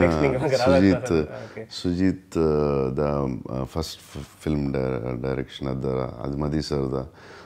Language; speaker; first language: Tamil; non-native, learner; Telugu